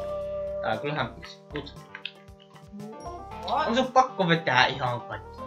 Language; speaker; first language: Finnish; native; Finnish